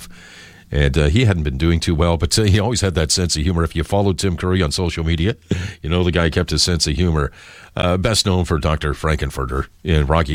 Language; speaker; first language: English; native; English